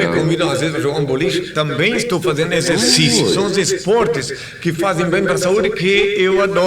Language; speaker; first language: Portuguese; native; Portuguese